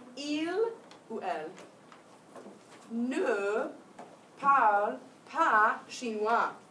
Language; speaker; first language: French; non-native, fluent; English